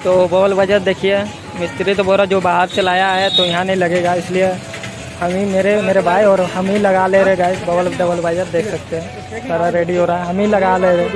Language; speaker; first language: Hindi; native; Hindi